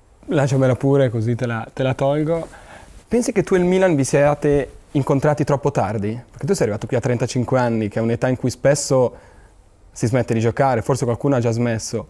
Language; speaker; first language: Italian; native; Italian